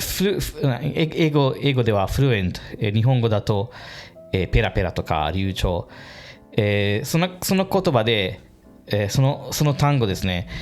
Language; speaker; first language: Japanese; non-native, fluent; English